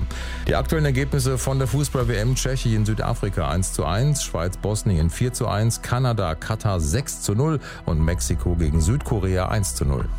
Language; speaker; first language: German; native; German